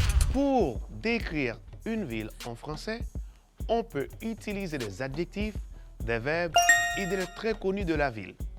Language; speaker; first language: French; non-native, fluent; Spanish